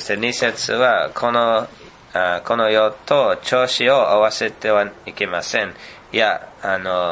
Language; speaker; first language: Japanese; non-native, fluent; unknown